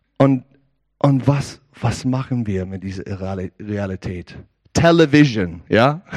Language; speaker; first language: German; non-native, learner; English